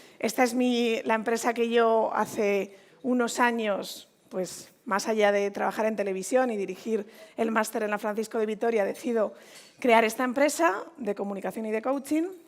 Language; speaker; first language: Spanish; native; Spanish